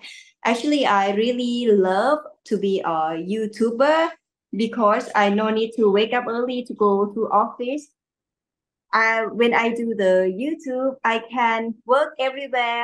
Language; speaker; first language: English; non-native, learner; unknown